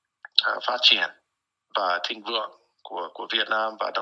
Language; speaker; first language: Vietnamese; non-native, fluent; English